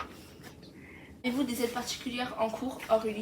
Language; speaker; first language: French; native; French